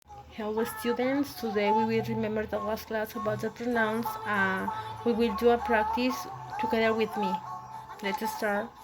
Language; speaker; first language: English; non-native, fluent; Spanish